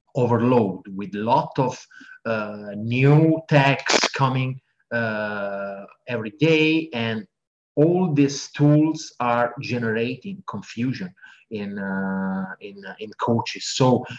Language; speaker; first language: English; non-native, fluent; Italian